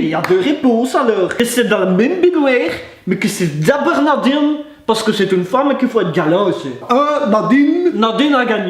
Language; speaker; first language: French; native; French